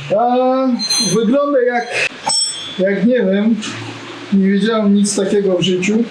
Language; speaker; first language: Polish; non-native, learner; Russian